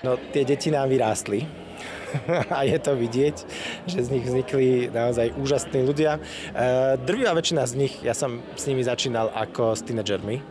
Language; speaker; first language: Slovak; native; Slovak